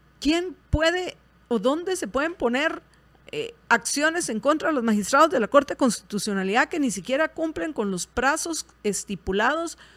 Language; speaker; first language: Spanish; native; Spanish